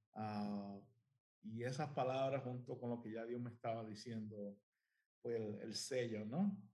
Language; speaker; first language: Spanish; native; Spanish